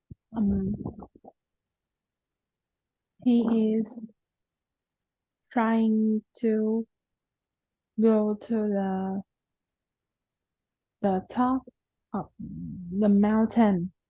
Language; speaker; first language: English; non-native, learner; Vietnamese